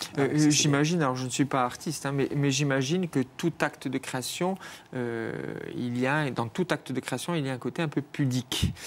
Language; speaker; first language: French; native; French